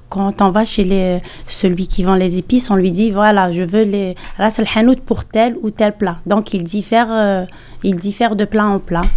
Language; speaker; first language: French; non-native, local second language; Arabic